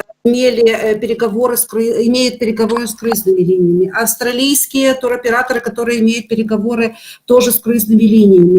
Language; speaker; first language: Russian; native; Russian